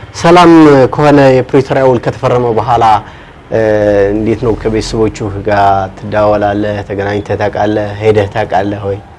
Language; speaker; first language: Amharic; non-native, local second language; Tigrinya